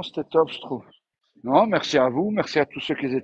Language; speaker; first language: French; native; French